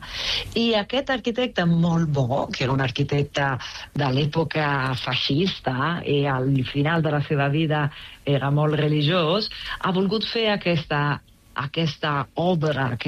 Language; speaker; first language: Catalan; non-native, fluent; Italian